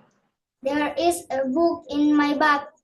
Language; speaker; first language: English; non-native, learner; Indonesian